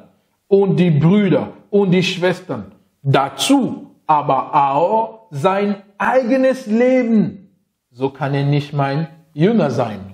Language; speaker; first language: German; non-native, fluent; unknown